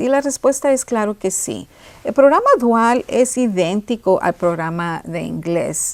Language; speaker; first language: Spanish; early bilingual, heritage; Spanish